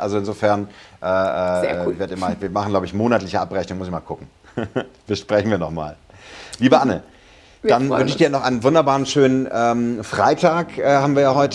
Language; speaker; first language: German; native; German